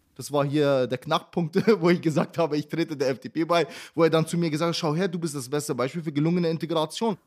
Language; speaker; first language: German; early bilingual, other home language; Arabic